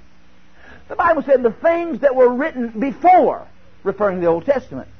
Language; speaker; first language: English; native; English